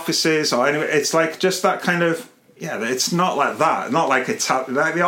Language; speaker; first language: English; non-native, local second language; Welsh